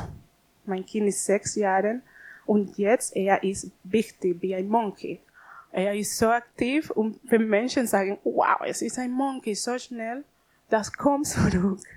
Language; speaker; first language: German; non-native, learner; Spanish